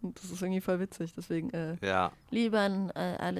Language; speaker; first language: German; native; German